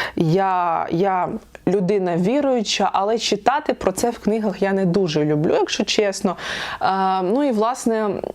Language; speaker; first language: Ukrainian; native; Ukrainian